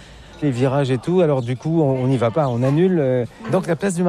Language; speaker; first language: French; native; French